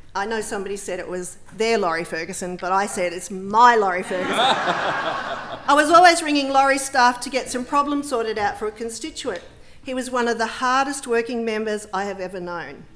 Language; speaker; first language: English; native; English